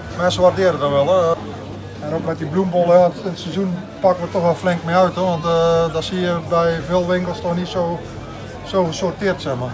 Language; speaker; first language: Dutch; native; Dutch